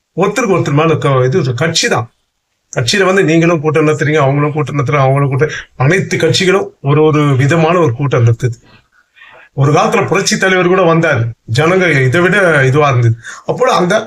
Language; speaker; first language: Tamil; native; Tamil